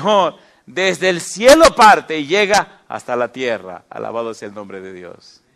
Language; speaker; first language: Spanish; native; Spanish